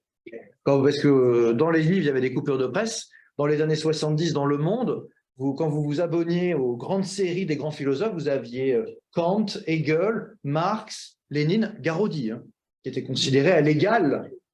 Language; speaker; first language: French; native; French